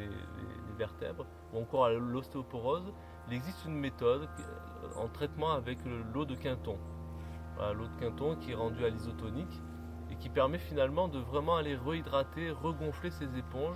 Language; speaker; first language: French; native; French